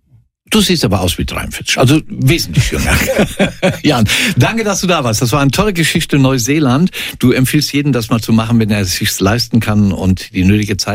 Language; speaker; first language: German; native; German